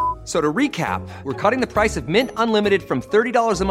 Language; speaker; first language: English; native; English